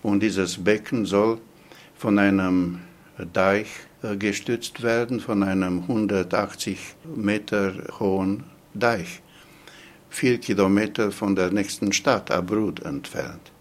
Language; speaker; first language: German; non-native, fluent; Romanian